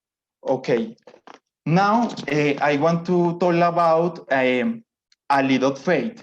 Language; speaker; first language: English; non-native, learner; Spanish